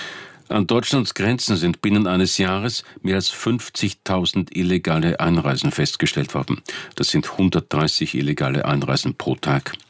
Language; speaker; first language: German; native; German